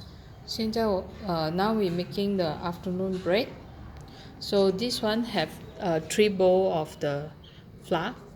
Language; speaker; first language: English; non-native, local second language; Chinese